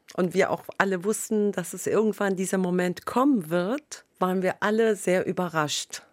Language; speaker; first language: German; non-native, fluent; Persian